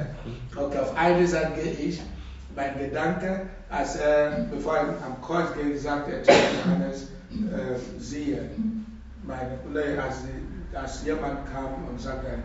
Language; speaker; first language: German; non-native, learner; Russian